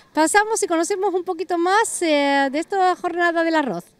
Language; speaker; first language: Spanish; native; Spanish